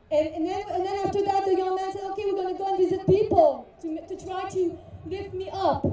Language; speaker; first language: English; native; English